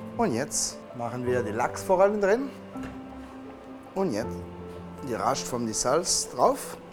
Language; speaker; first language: German; non-native, learner; French